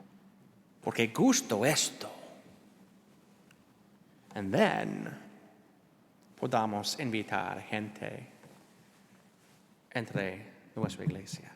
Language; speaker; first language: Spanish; non-native, learner; English